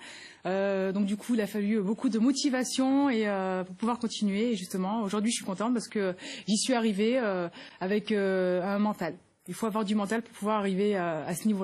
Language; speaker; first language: French; native; French